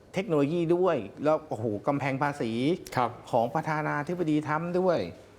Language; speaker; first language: Thai; native; Thai